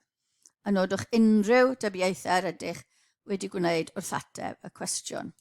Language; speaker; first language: Welsh; native; Welsh